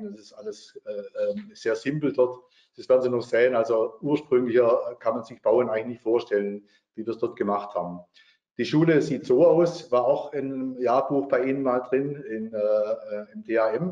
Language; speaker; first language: German; native; German